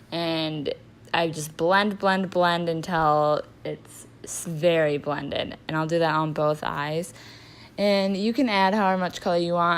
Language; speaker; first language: English; native; English